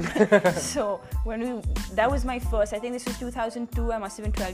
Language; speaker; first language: English; non-native, local second language; Punjabi